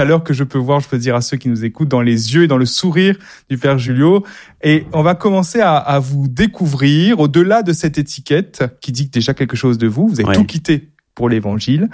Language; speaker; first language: French; native; French